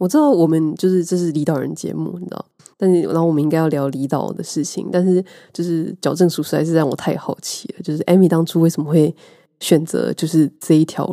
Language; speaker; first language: Chinese; native; Chinese